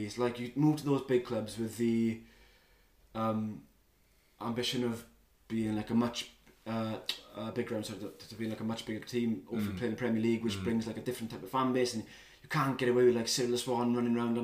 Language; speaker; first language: English; native; English